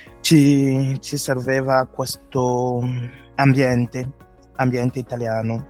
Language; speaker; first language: Italian; non-native, learner; French